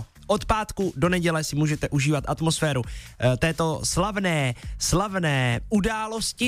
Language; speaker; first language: Czech; native; Czech